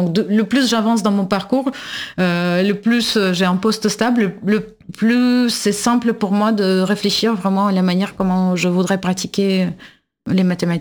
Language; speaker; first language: French; non-native, fluent; Russian